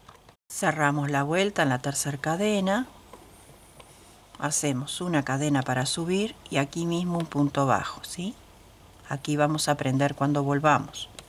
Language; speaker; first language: Spanish; native; Spanish